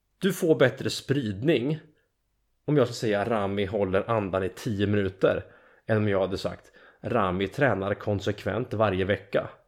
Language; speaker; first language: Swedish; native; Swedish